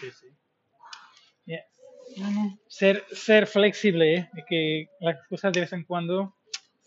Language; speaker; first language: Spanish; non-native, fluent; English